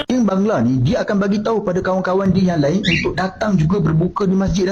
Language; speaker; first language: Malay; native; Malay